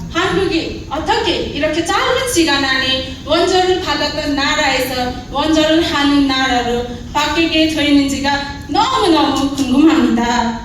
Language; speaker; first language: Korean; non-native, learner; Limbu